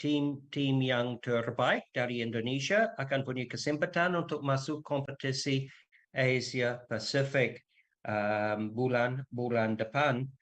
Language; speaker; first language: Indonesian; non-native, learner; English